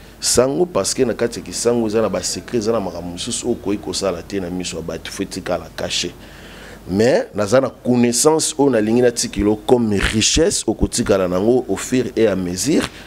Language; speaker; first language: Lingala; non-native, local second language; Kongo